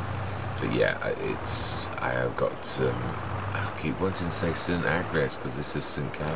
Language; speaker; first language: English; native; English